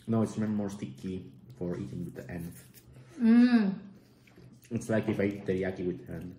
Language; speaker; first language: English; non-native, fluent; Italian